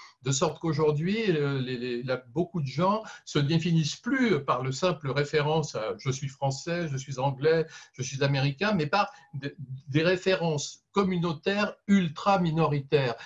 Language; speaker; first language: French; native; French